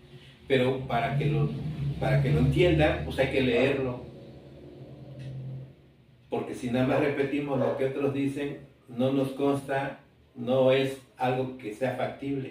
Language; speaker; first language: Spanish; native; Spanish